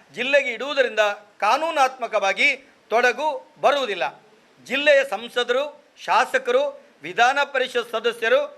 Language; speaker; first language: Kannada; non-native, local second language; Tulu